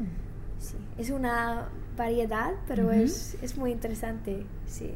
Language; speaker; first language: Spanish; non-native, learner; English